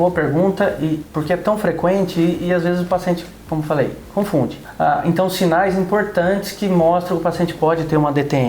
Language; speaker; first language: Portuguese; native; Portuguese